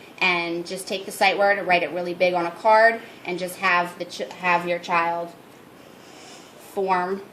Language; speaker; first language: English; native; English